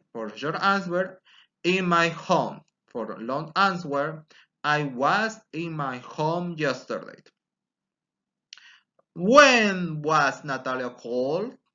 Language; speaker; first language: English; non-native, fluent; Spanish